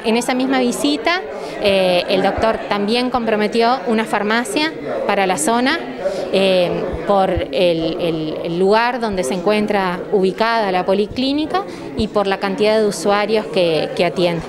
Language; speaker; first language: Spanish; native; Spanish